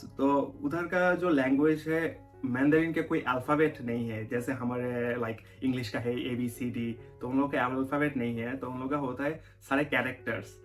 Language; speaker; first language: Hindi; non-native, fluent; Bangla